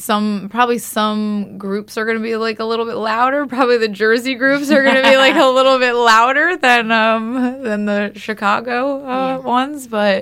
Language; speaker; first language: English; native; English